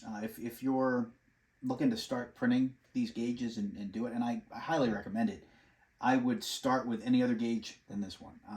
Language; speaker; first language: English; native; English